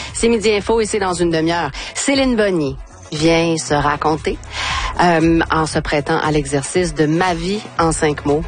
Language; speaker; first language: French; native; French